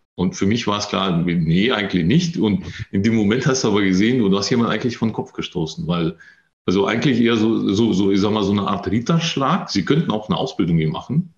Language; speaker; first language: German; early bilingual, other home language; Russian